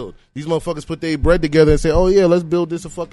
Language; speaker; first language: English; native; English